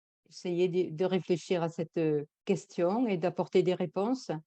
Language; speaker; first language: French; native; French